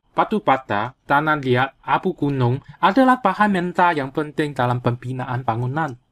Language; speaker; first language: Malay; non-native, local second language; Chinese